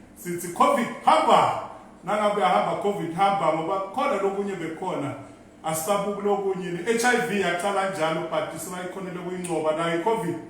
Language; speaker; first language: Zulu; non-native, local second language; Swati